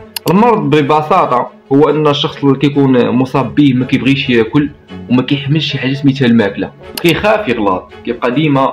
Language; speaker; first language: Arabic; native; Arabic